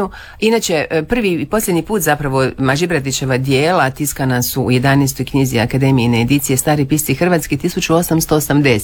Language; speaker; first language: Serbian; native; Serbian